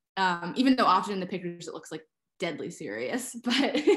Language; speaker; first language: English; native; English